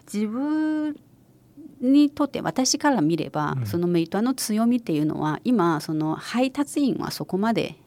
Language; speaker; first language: Japanese; non-native, fluent; Chinese